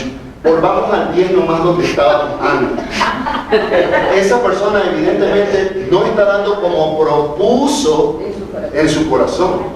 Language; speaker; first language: Spanish; native; Spanish